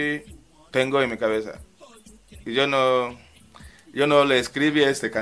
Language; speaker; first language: Spanish; non-native, learner; English